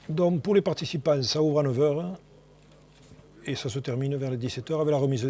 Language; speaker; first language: French; native; French